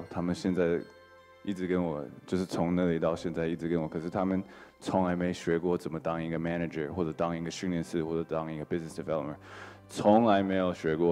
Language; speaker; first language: Chinese; early bilingual, heritage; English